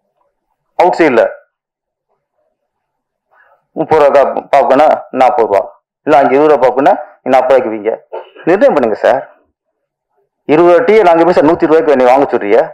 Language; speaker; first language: Tamil; native; Tamil